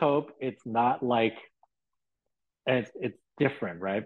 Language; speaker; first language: English; non-native, local second language; Cantonese